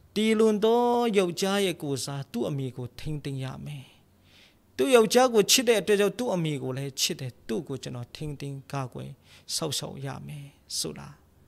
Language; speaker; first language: Burmese; non-native, local second language; Tedim Chin